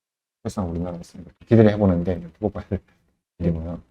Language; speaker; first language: Korean; native; Korean